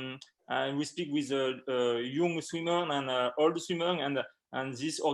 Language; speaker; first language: English; non-native, learner; French